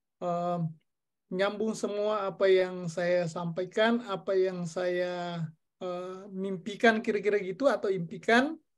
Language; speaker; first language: Indonesian; non-native, local second language; Buginese